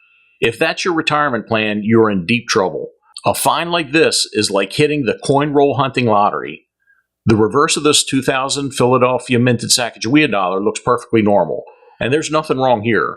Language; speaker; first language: English; native; English